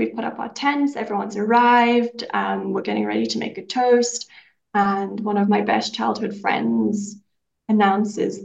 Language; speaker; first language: English; native; English